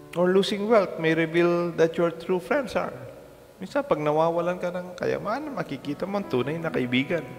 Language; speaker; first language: Filipino; non-native, local second language; Pampanga